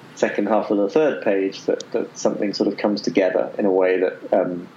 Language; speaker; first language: English; native; English